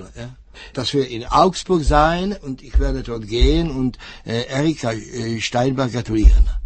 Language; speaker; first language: German; non-native, fluent; Czech